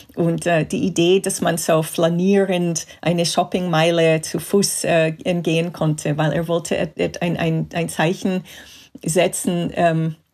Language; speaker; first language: German; non-native, fluent; English